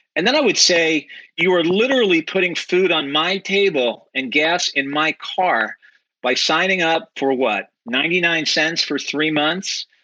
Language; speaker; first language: English; native; English